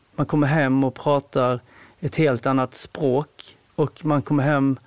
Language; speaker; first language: Swedish; native; Swedish